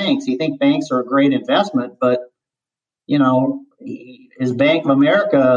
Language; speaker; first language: English; native; English